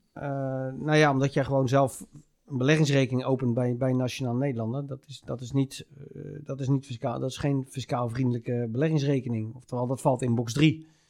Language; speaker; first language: Dutch; native; Dutch